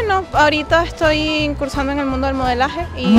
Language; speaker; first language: Spanish; native; Spanish